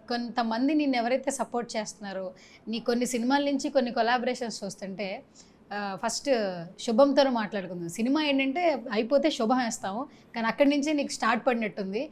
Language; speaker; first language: Telugu; native; Telugu